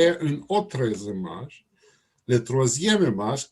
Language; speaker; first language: French; non-native, learner; Russian